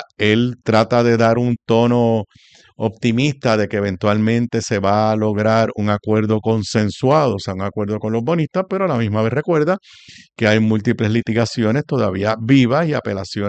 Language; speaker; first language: Spanish; native; Spanish